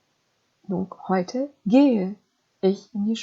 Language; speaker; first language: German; non-native, fluent; French